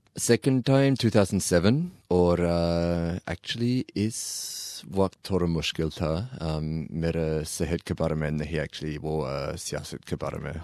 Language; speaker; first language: Urdu; non-native, learner; English